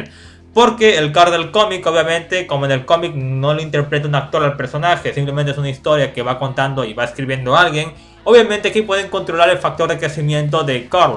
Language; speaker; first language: Spanish; native; Spanish